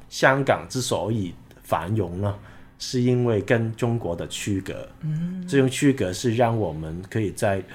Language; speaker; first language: Chinese; non-native, local second language; Cantonese